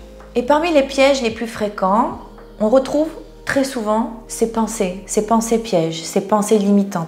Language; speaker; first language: French; native; French